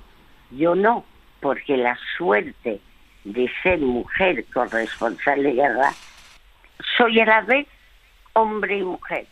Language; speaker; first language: Spanish; non-native, fluent; French